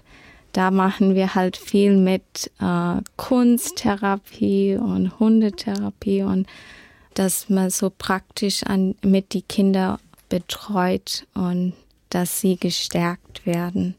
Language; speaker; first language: German; early bilingual, heritage; German